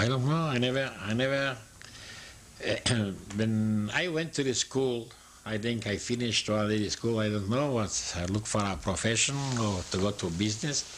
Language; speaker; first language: English; non-native, learner; Yiddish